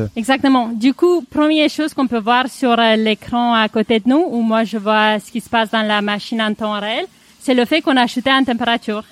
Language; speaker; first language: French; non-native, fluent; Romanian